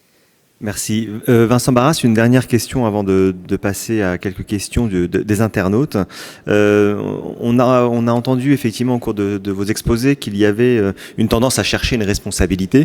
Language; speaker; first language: French; native; French